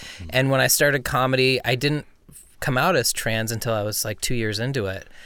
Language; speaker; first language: English; native; English